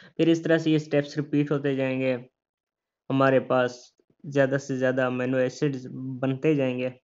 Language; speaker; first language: Hindi; native; Hindi